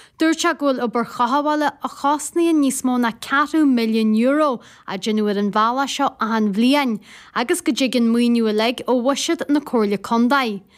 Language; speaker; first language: Irish; native; Irish